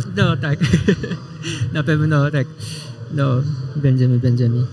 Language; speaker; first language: Polish; non-native, learner; Japanese